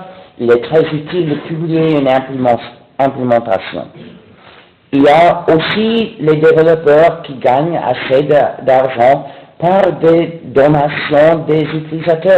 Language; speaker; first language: French; non-native, fluent; English